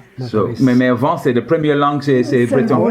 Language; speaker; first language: French; non-native, learner; English